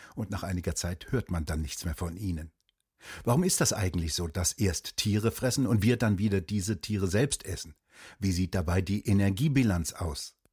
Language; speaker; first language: German; native; German